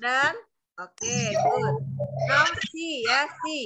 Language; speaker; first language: English; non-native, learner; Indonesian